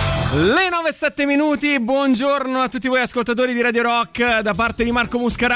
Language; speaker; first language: Italian; native; Italian